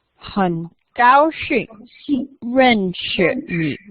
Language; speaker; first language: Chinese; non-native, learner; English